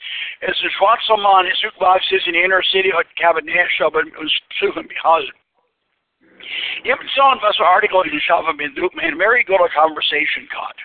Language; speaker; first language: German; early bilingual, heritage; Pennsylvania German